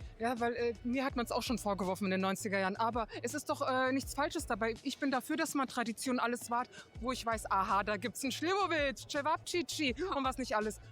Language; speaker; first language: German; non-native, fluent; Serbian